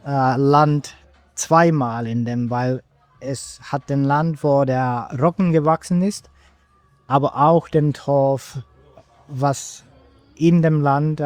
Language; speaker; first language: German; non-native, fluent; Finnish